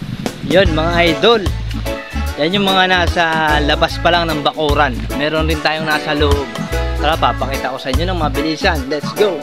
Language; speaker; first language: Filipino; native; Filipino